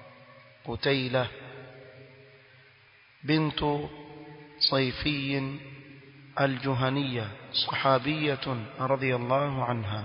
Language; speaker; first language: Arabic; non-native, fluent; Swahili